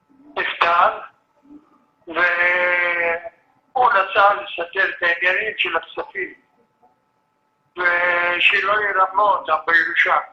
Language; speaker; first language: Hebrew; early bilingual, other home language; Arabic